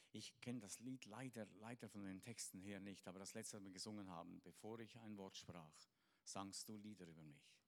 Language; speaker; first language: German; native; German